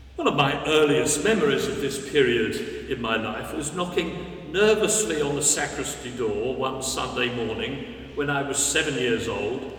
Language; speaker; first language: English; native; English